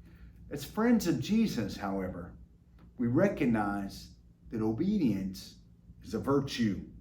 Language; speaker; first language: English; native; English